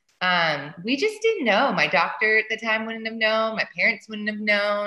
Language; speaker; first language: English; native; English